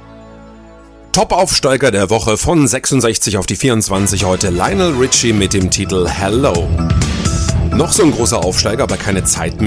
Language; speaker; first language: German; native; German